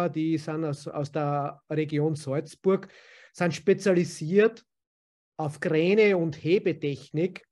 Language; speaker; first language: German; native; German